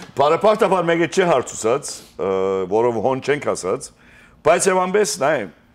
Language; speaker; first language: Armenian; early bilingual, heritage; Armenian